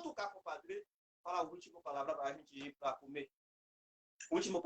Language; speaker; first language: Portuguese; non-native, learner; Haitian Creole